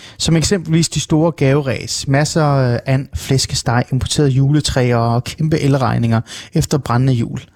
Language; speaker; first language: Danish; non-native, local second language; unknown